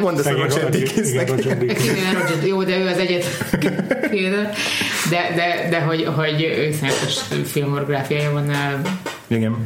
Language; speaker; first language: Hungarian; native; Hungarian